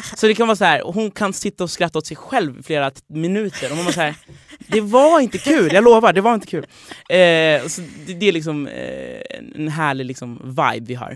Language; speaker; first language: Swedish; non-native, fluent; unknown